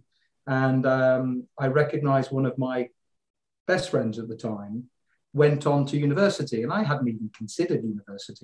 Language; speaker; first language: English; native; English